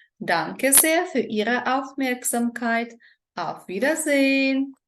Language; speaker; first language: German; non-native, learner; Ukrainian